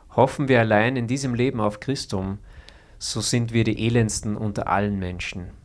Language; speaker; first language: German; native; German